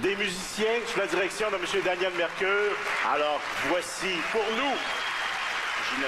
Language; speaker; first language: French; native; French